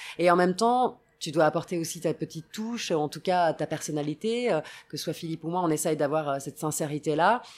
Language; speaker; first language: French; non-native, fluent; Italian